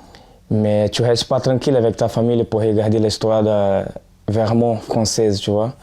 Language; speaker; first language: French; non-native, fluent; Portuguese